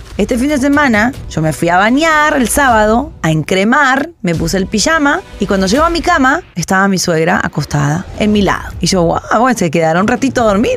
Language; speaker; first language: Spanish; native; Spanish